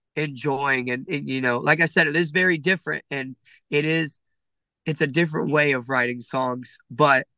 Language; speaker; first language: English; native; English